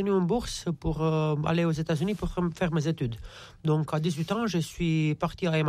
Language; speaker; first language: French; non-native, fluent; Romanian